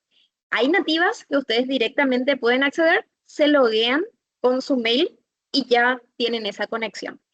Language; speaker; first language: Spanish; native; Spanish